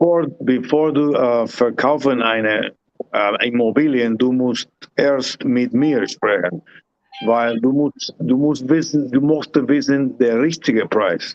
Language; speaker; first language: German; non-native, learner; Spanish